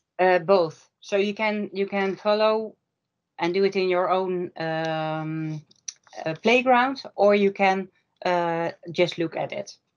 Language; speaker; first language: English; non-native, fluent; Dutch